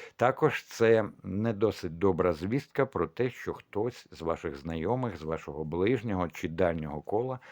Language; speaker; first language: Ukrainian; non-native, local second language; Russian